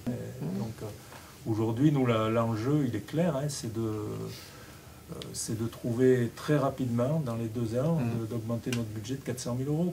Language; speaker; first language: French; native; French